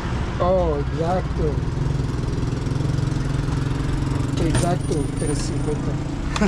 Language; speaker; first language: Spanish; non-native, learner; Haitian Creole